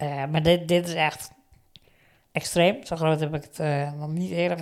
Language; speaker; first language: Dutch; native; Dutch